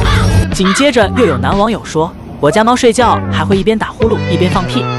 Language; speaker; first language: Chinese; native; Chinese